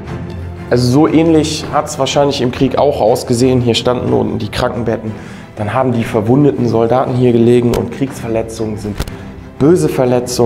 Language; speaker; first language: German; native; German